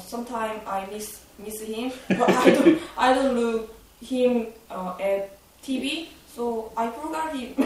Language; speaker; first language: English; non-native, learner; Korean